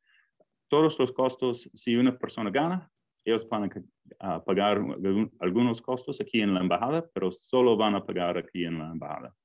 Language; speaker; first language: Spanish; non-native, fluent; English